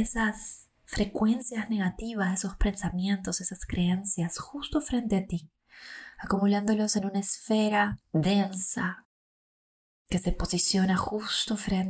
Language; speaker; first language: Spanish; native; Spanish